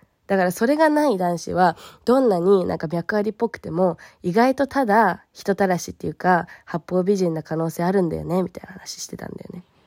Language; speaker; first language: Japanese; early bilingual, heritage; Japanese